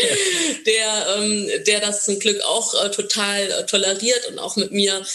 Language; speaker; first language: German; non-native, fluent; Portuguese